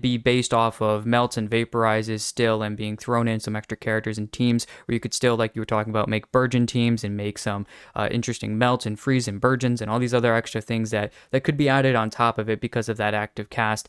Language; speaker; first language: English; native; English